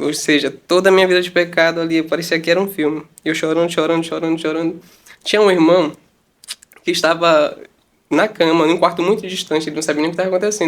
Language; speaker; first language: Portuguese; native; Portuguese